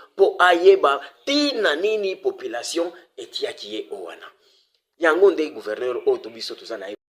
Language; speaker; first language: Lingala; native; Lingala